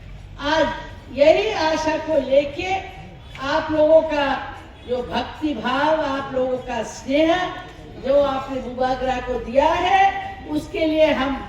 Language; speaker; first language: Hindi; non-native, local second language; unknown